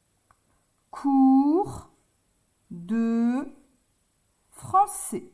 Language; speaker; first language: French; native; French